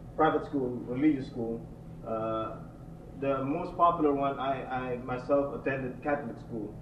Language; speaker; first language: English; non-native, fluent; Indonesian